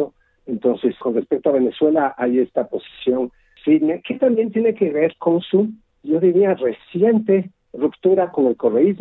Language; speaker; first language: Spanish; native; Spanish